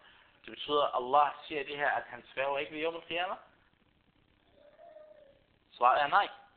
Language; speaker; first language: Danish; non-native, fluent; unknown